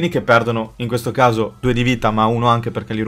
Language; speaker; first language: Italian; native; Italian